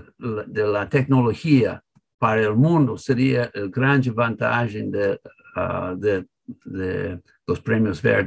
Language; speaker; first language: Spanish; non-native, learner; English